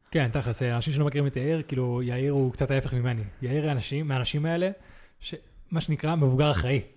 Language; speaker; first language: Hebrew; early bilingual, other home language; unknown